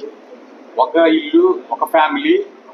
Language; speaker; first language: Telugu; native; Telugu